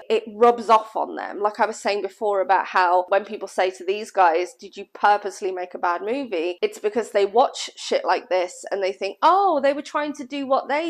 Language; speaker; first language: English; native; English